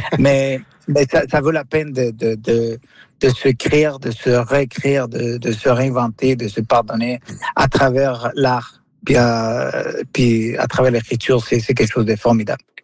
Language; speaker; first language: French; non-native, fluent; Spanish